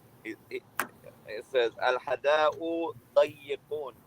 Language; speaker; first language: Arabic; non-native, learner; English